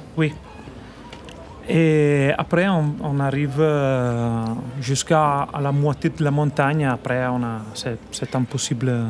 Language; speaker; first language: French; non-native, learner; Italian